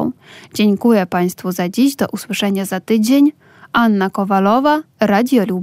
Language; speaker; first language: Polish; non-native, fluent; Ukrainian